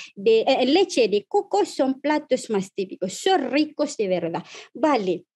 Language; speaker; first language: Spanish; non-native, fluent; Malay